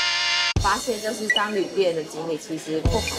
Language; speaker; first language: Chinese; native; Chinese